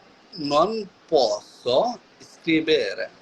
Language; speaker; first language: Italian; non-native, learner; Bangla